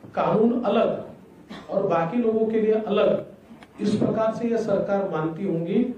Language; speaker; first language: Hindi; non-native, local second language; Marathi